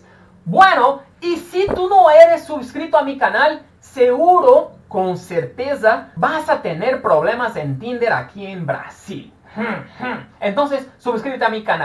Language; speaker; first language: Spanish; non-native, fluent; Portuguese